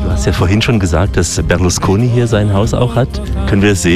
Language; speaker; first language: German; native; German